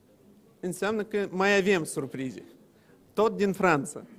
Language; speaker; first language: Romanian; non-native, local second language; Russian